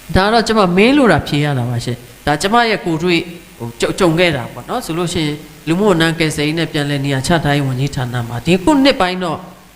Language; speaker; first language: Burmese; native; Burmese